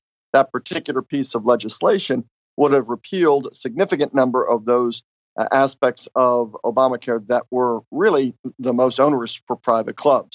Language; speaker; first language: English; native; English